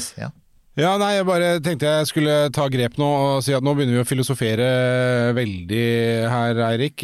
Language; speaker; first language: Norwegian; native; Norwegian